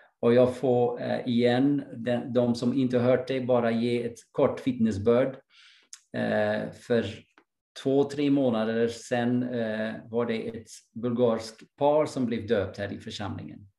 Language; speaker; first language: Swedish; non-native, fluent; English